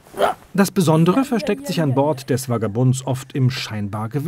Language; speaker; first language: German; native; German